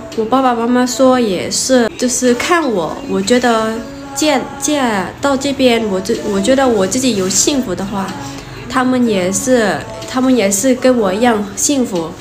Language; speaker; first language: Chinese; non-native, fluent; Lao